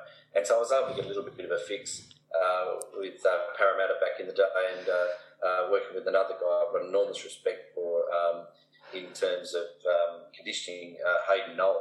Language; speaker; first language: English; native; English